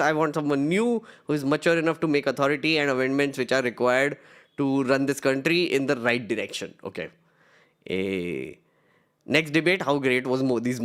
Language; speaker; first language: English; non-native, local second language; Hindi